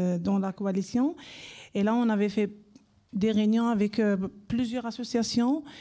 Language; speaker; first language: French; non-native, learner; Arabic